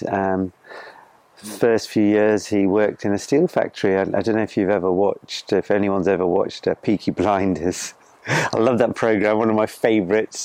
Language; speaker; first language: English; native; English